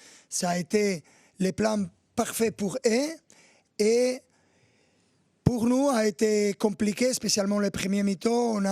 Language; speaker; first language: French; non-native, fluent; Spanish